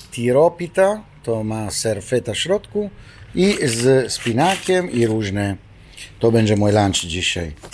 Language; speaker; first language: Polish; non-native, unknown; Italian